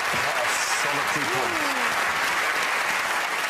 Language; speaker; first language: English; native; English